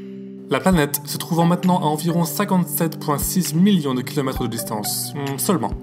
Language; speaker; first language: French; native; French